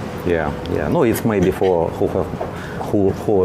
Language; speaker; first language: English; non-native, learner; Russian